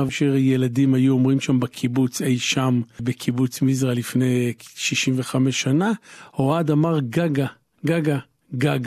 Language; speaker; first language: Hebrew; native; Hebrew